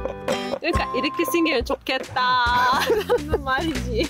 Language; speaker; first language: Korean; non-native, fluent; Russian